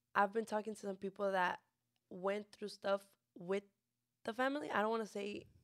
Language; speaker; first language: English; early bilingual, other home language; Spanish